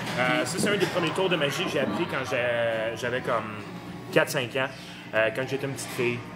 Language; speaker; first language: French; native; French